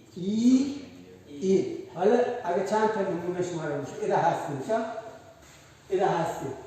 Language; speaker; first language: Persian; non-native, local second language; Baluchi